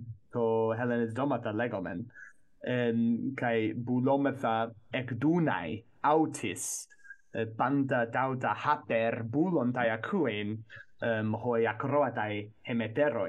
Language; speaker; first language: Greek; non-native, fluent; English